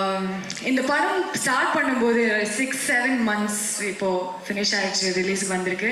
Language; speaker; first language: Tamil; non-native, learner; Kannada